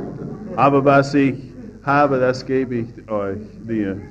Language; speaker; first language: German; non-native, fluent; English